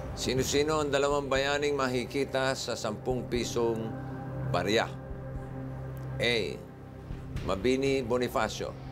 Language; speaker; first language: Filipino; native; Filipino